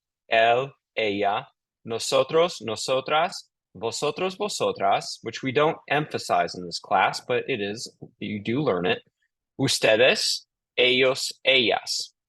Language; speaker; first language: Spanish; non-native, fluent; English